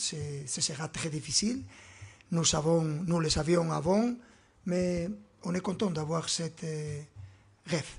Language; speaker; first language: French; non-native, fluent; Spanish